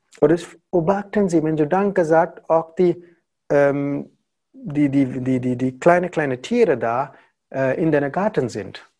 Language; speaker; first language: German; non-native, learner; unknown